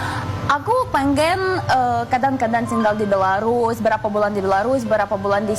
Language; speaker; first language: Indonesian; non-native, learner; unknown